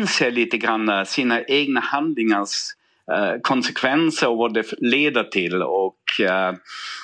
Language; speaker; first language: Swedish; non-native, fluent; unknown